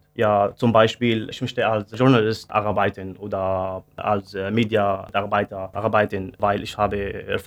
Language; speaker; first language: German; non-native, learner; Arabic